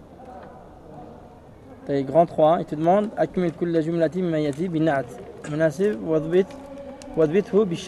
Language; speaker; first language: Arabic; non-native, fluent; French